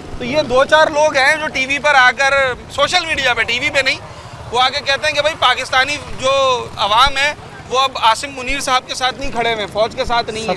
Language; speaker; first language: Urdu; native; Urdu